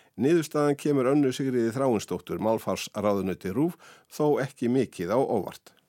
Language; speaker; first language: Icelandic; native; Icelandic